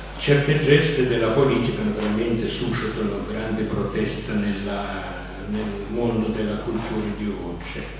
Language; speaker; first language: Italian; non-native, fluent; Russian